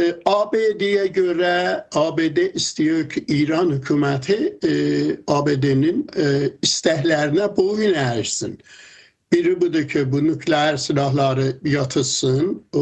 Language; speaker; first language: Turkish; non-native, fluent; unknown